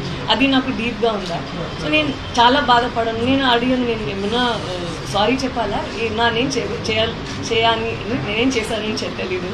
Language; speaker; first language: Telugu; non-native, learner; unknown